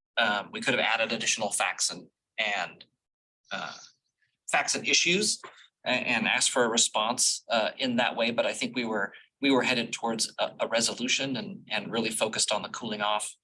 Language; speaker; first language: English; native; English